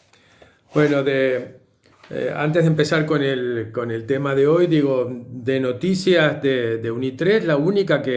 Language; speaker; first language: Spanish; native; Spanish